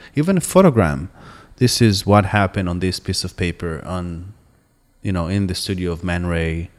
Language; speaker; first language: English; non-native, fluent; Hebrew